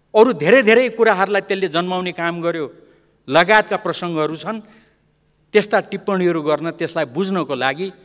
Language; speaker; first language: Nepali; non-native, local second language; Limbu